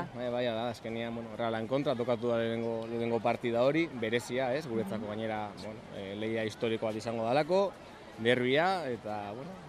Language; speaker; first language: Basque; native; Basque